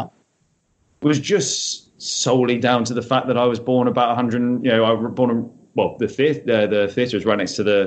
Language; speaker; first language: English; native; English